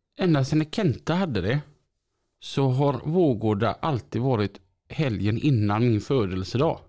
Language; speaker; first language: Swedish; native; Swedish